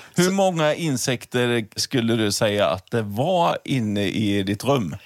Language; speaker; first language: Swedish; native; Swedish